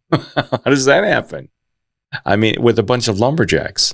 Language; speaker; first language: English; native; English